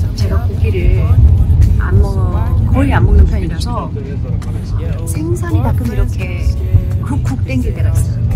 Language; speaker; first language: Korean; native; Korean